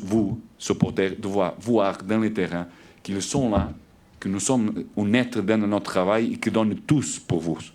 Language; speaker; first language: French; non-native, learner; Portuguese